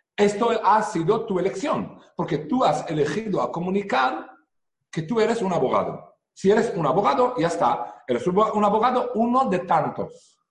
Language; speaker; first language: Spanish; non-native, fluent; Hebrew